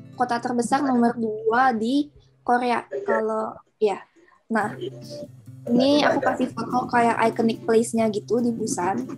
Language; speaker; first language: Indonesian; native; Indonesian